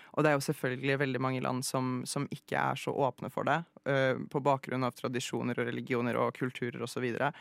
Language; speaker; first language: Norwegian; early bilingual, other home language; Polish